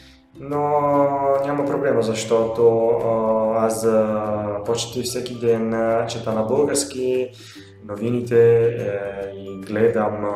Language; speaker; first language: Bulgarian; non-native, learner; Italian